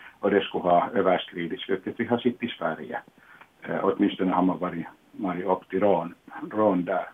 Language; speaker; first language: Swedish; non-native, local second language; Finnish